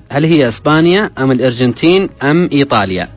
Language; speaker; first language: Arabic; native; Arabic